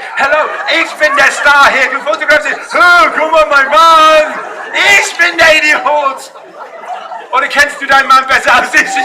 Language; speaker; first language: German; non-native, fluent; English